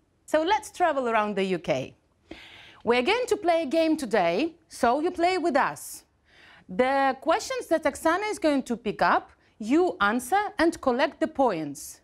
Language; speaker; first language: English; non-native, fluent; Ukrainian